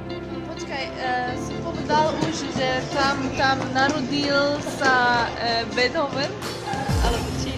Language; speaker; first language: Slovak; non-native, learner; Russian